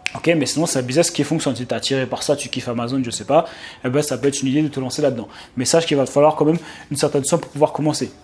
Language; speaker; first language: French; native; French